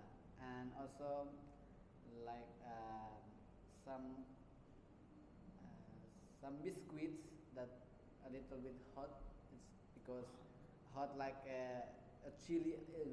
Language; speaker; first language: English; non-native, learner; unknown